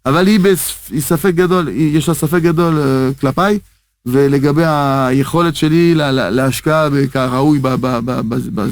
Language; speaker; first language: Hebrew; non-native, fluent; French